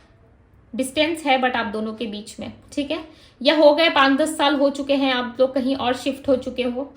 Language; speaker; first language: Hindi; native; Hindi